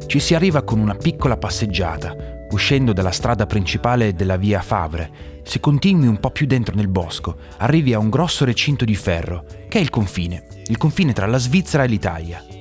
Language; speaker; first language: Italian; early bilingual, other home language; English